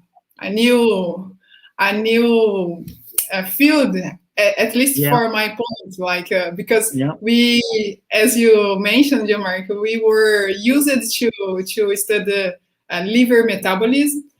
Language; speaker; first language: English; non-native, fluent; Portuguese